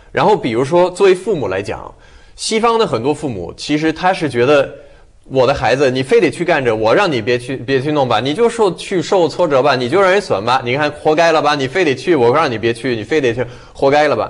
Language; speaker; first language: Chinese; non-native, fluent; French